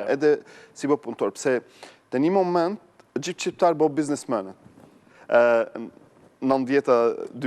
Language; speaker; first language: Albanian; non-native, learner; Arabic